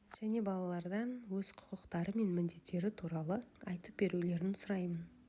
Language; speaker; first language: Kazakh; native; Kazakh